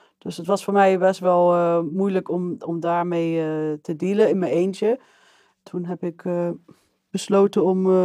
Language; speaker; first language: Dutch; early bilingual, other home language; Arabic